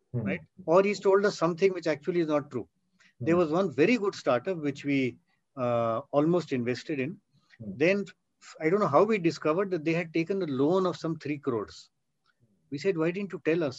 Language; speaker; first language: English; non-native, local second language; Hindi